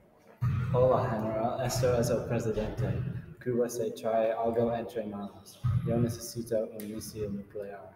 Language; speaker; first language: Spanish; non-native, learner; English